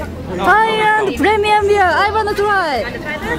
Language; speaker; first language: English; non-native, learner; Japanese